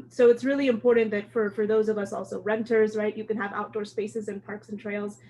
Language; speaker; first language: English; early bilingual, other home language; Amharic